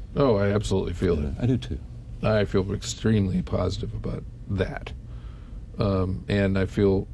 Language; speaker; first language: English; native; English